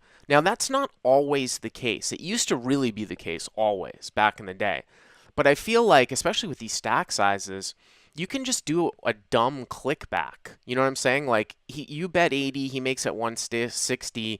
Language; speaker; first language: English; native; English